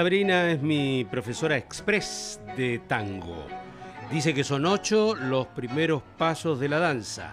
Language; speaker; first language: Spanish; native; Spanish